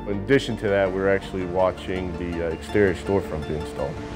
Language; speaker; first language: English; native; English